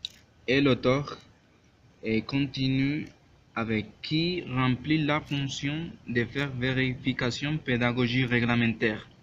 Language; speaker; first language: French; non-native, learner; Spanish